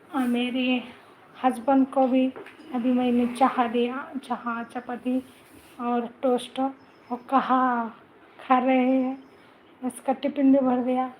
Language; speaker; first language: Hindi; non-native, local second language; Marathi